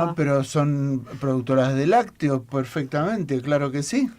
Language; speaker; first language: Spanish; native; Spanish